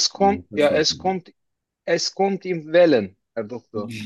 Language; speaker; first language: German; non-native, learner; Turkish